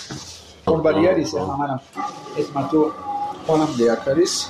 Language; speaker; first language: Georgian; non-native, learner; French